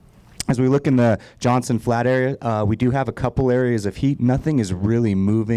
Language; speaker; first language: English; native; English